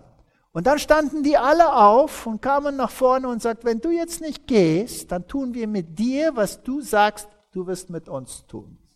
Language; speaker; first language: German; early bilingual, heritage; German